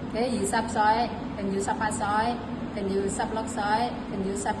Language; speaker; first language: Cantonese; non-native, learner; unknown